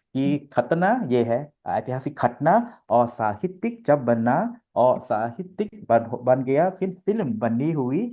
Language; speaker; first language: Hindi; non-native, fluent; Thai